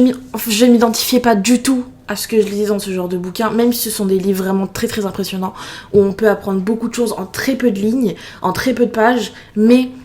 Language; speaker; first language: French; native; French